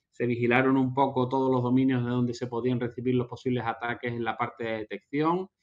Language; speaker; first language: Spanish; native; Spanish